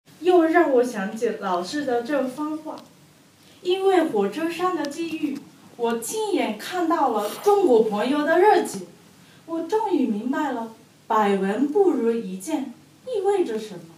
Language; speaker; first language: Chinese; non-native, learner; Japanese